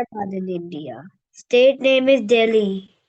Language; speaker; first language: English; non-native, learner; Hindi